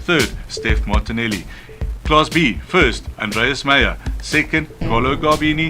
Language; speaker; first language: English; native; English